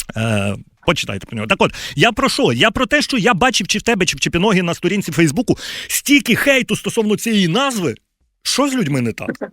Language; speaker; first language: Ukrainian; native; Ukrainian